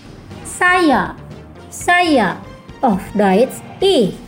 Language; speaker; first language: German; non-native, fluent; Indonesian